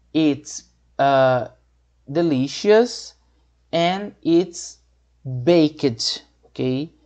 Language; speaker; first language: English; non-native, fluent; Portuguese